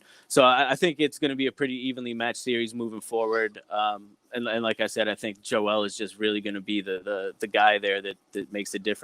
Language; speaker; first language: English; native; English